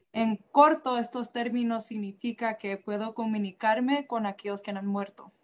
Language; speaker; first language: Spanish; early bilingual, heritage; Spanish